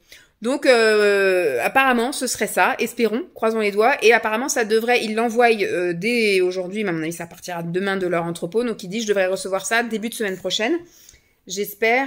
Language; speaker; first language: French; native; French